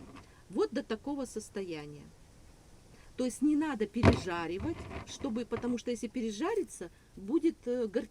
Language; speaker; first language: Russian; native; Russian